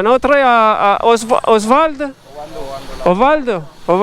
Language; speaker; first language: French; non-native, learner; Spanish